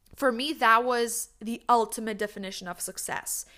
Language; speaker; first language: English; non-native, fluent; Lithuanian